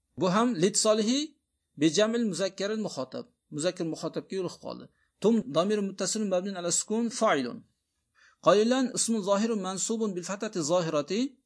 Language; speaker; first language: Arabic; non-native, fluent; Uzbek